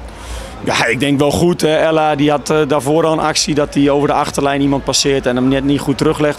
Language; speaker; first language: Dutch; native; Dutch